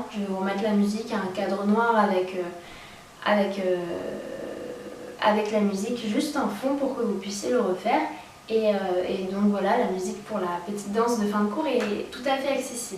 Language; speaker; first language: French; native; French